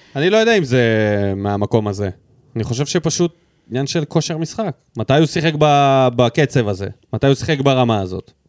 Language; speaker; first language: Hebrew; early bilingual, other home language; Russian